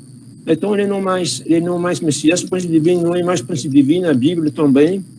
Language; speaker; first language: Portuguese; non-native, fluent; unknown